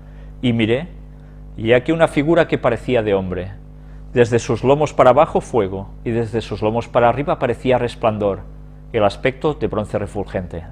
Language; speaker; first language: Spanish; native; Spanish